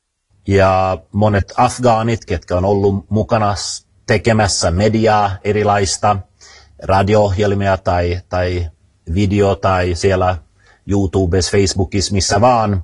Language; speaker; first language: Finnish; non-native, fluent; Swedish